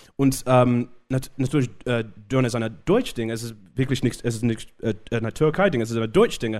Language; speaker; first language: German; non-native, learner; Shona